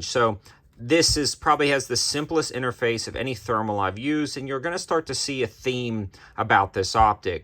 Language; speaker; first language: English; native; English